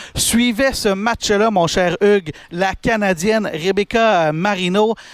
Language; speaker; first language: French; native; French